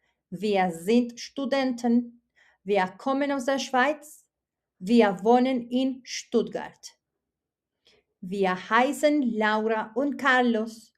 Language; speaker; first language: German; non-native, fluent; Spanish